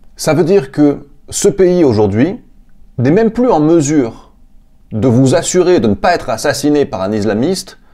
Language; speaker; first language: French; native; French